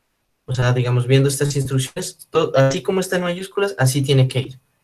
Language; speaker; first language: Spanish; native; Spanish